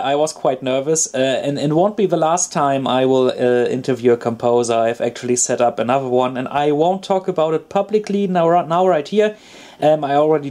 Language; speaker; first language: English; non-native, fluent; German